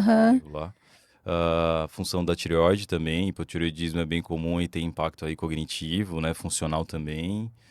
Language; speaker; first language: Portuguese; native; Portuguese